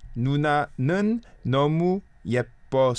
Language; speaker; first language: Korean; non-native, fluent; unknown